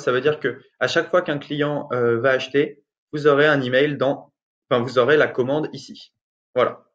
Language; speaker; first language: French; native; French